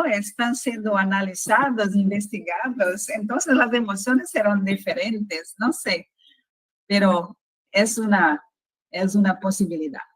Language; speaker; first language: Spanish; non-native, fluent; Portuguese